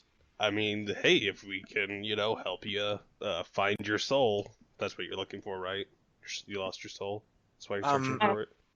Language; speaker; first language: English; native; English